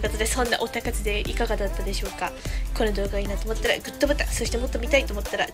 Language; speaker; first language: Japanese; native; Japanese